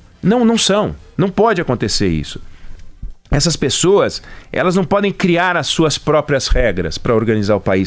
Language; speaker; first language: Portuguese; native; Portuguese